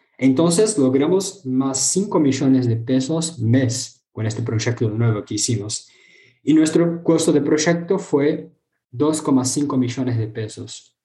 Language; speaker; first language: Spanish; non-native, fluent; Portuguese